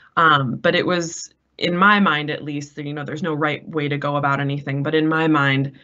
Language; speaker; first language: English; native; English